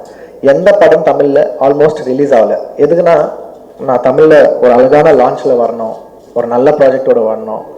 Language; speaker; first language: Tamil; non-native, local second language; Telugu